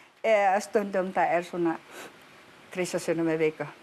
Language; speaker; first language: Icelandic; non-native, learner; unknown